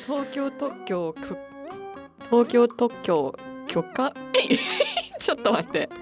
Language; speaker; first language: Japanese; non-native, fluent; English